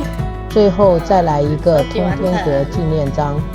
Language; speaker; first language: Chinese; native; Chinese